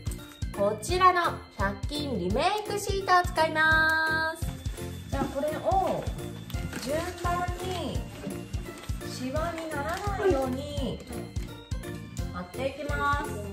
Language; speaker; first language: Japanese; native; Japanese